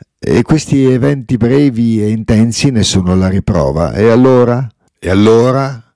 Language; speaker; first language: Italian; non-native, local second language; Ladin